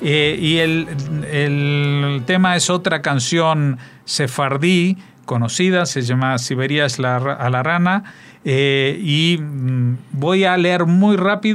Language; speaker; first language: Spanish; native; Spanish